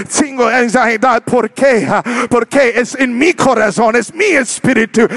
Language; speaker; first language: Spanish; non-native, learner; English